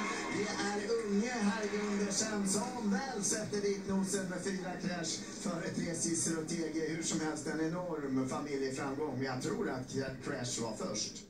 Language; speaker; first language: Swedish; native; Swedish